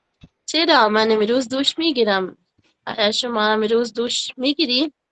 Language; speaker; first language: Persian; non-native, learner; Urdu